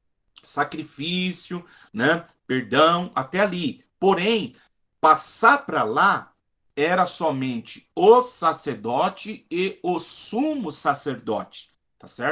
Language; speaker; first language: Portuguese; native; Portuguese